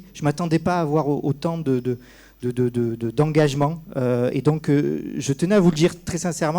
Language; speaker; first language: French; native; French